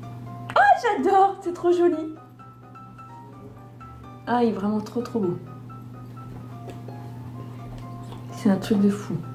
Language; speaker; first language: French; native; French